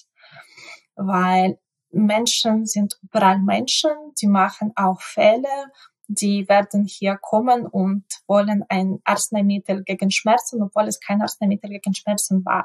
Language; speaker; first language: German; non-native, fluent; Ukrainian